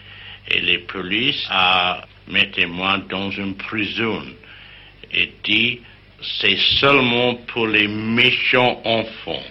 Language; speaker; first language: French; non-native, learner; English